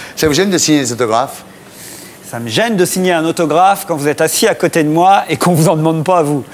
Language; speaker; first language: French; native; French